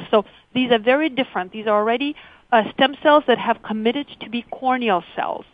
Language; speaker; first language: English; early bilingual, other home language; Lithuanian